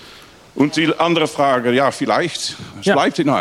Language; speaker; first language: German; non-native, learner; Dutch